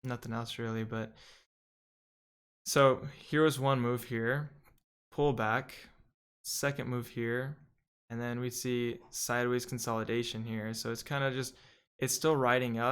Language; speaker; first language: English; native; English